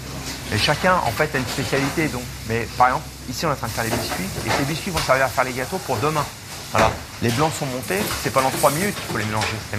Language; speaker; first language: French; native; French